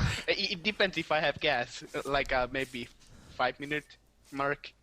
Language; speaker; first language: English; non-native, fluent; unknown